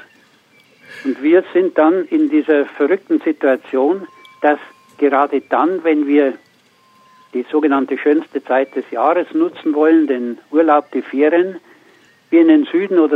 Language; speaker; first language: German; native; German